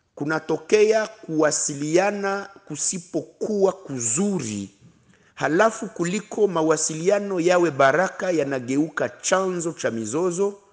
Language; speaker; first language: Swahili; non-native, local second language; Kinyarwanda